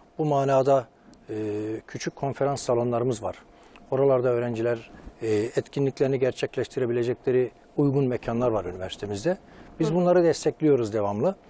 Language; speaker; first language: Turkish; native; Turkish